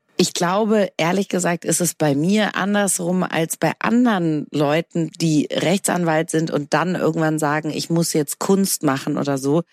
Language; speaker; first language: German; native; German